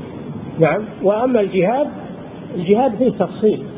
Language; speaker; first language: Arabic; native; Arabic